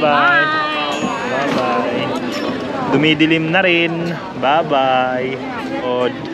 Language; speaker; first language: Filipino; native; Filipino